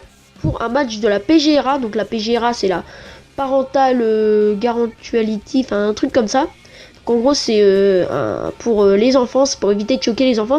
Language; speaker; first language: French; native; French